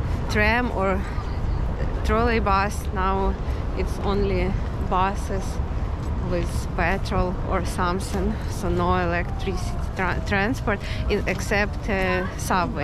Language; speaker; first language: English; non-native, learner; Ukrainian